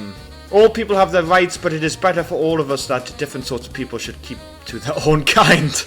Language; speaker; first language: English; native; English